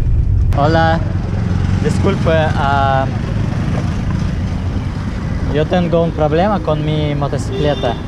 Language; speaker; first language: Spanish; non-native, learner; Russian